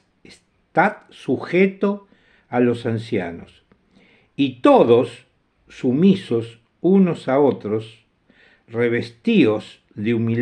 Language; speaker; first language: Spanish; non-native, fluent; Italian